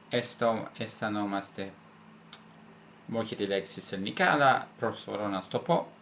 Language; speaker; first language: Greek; non-native, fluent; Italian